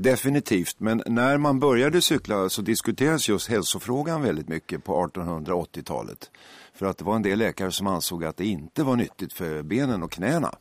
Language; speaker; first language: Swedish; native; Swedish